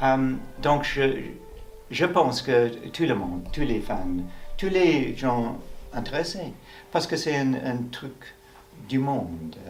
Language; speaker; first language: French; non-native, fluent; English